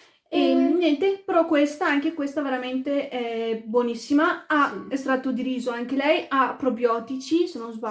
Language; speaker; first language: Italian; early bilingual, other home language; Arabic